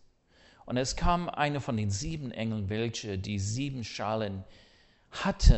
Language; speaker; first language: German; non-native, fluent; English